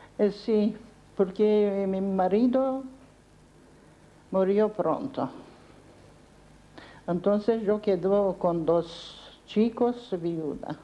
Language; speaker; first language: Spanish; non-native, learner; Armenian